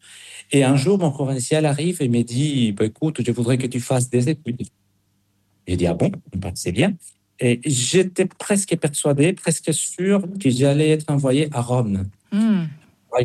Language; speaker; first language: French; non-native, fluent; Spanish